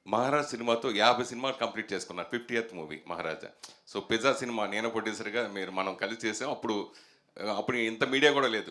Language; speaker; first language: Telugu; native; Telugu